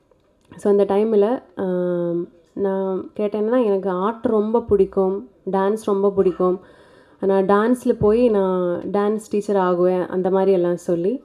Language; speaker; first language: Tamil; non-native, local second language; Malayalam